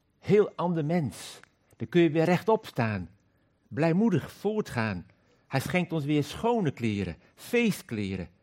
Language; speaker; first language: Dutch; non-native, local second language; Western Frisian